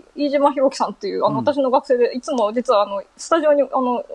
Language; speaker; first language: Japanese; native; Japanese